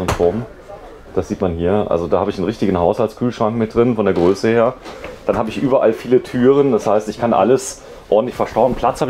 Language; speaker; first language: German; native; German